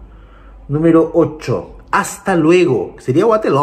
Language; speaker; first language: Portuguese; non-native, fluent; Spanish